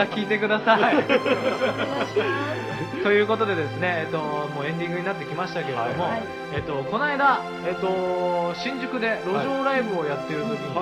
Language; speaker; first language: Japanese; native; Japanese